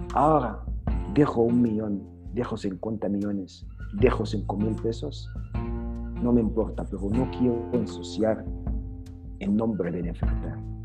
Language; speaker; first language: Spanish; non-native, fluent; Arabic